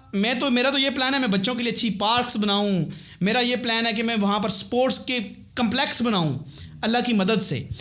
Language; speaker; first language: Urdu; non-native, local second language; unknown